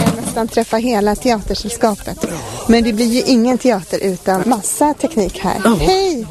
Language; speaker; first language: Swedish; native; Swedish